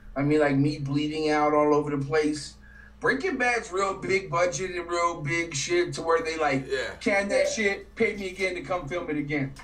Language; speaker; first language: English; native; English